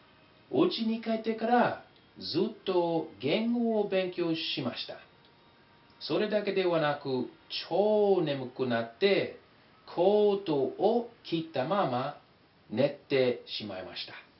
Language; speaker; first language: Japanese; non-native, fluent; English